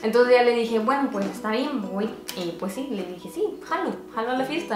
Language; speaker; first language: Spanish; native; Spanish